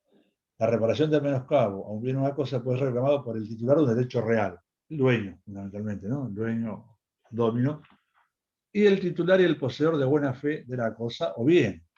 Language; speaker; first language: Spanish; native; Spanish